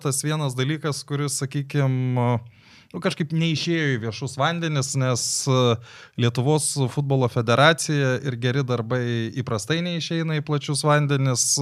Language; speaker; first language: Lithuanian; native; Lithuanian